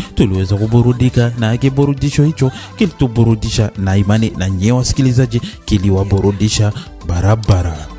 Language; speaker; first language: Swahili; non-native, local second language; Rundi